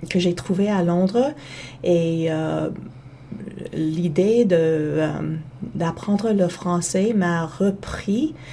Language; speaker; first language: French; non-native, local second language; English